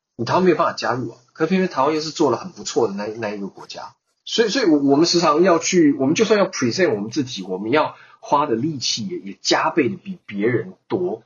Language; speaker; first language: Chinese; native; Chinese